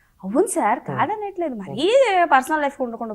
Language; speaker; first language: Telugu; native; Telugu